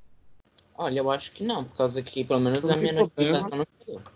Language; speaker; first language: Portuguese; native; Portuguese